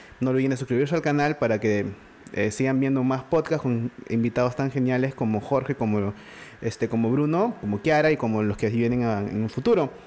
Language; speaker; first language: Spanish; native; Spanish